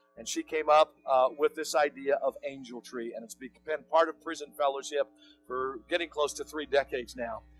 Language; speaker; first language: English; native; English